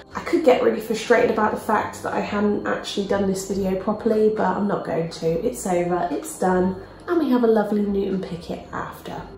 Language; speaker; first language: English; native; English